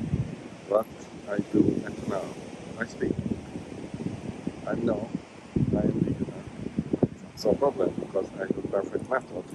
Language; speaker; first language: English; non-native, learner; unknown